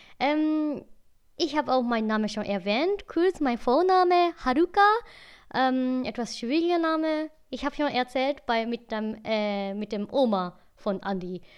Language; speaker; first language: German; non-native, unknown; Japanese